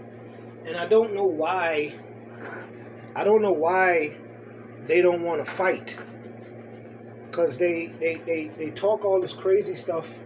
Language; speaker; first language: English; native; English